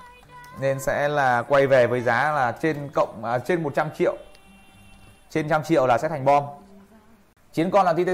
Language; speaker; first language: Vietnamese; native; Vietnamese